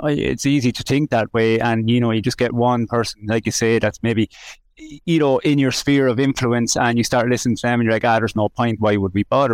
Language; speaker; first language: English; native; English